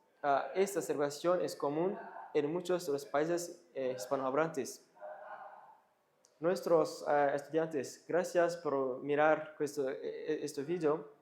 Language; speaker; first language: Spanish; non-native, fluent; Kinyarwanda